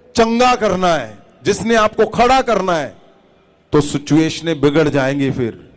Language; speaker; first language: Hindi; non-native, local second language; Punjabi